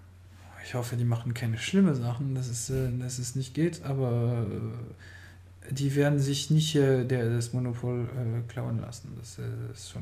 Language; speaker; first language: German; non-native, fluent; French